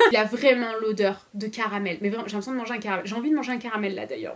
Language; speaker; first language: French; native; French